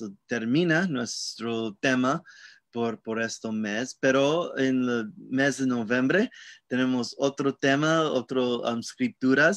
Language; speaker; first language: Spanish; non-native, learner; English